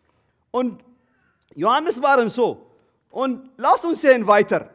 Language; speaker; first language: German; non-native, learner; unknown